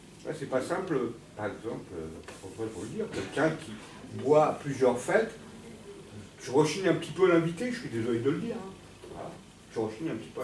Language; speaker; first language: French; native; French